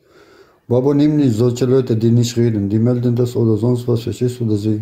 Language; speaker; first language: German; non-native, fluent; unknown